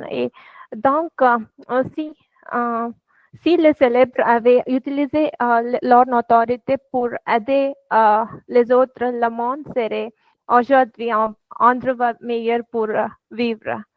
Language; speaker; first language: French; non-native, learner; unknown